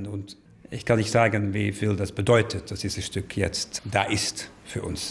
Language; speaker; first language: German; non-native, fluent; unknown